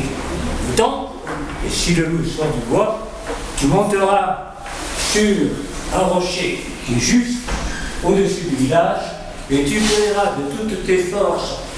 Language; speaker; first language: French; native; French